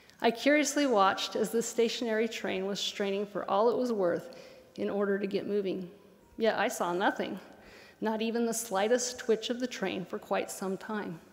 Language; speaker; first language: English; native; English